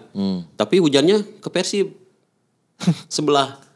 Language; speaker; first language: Indonesian; native; Indonesian